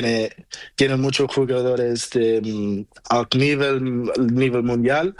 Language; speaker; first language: Spanish; non-native, learner; Portuguese